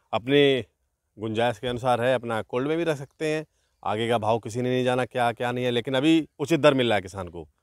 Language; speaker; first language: Hindi; native; Hindi